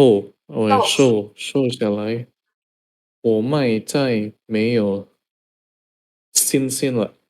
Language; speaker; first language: Chinese; non-native, learner; Indonesian